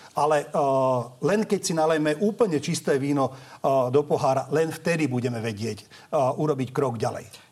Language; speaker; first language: Slovak; non-native, local second language; Hungarian